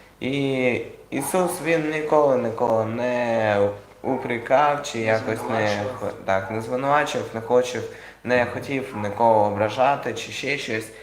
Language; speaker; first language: Ukrainian; non-native, local second language; Russian